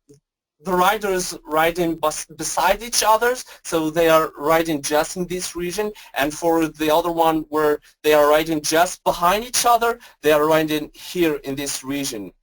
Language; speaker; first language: English; non-native, fluent; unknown